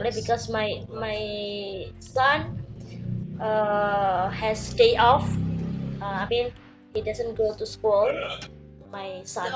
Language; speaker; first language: English; non-native, learner; Indonesian